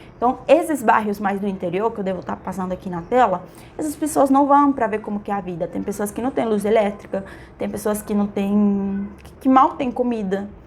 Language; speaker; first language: Portuguese; non-native, fluent; Spanish